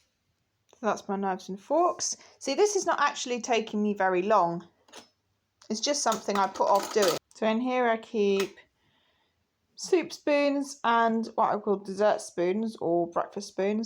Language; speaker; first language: English; native; English